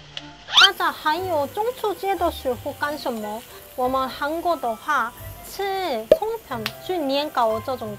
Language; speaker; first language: Chinese; non-native, fluent; Korean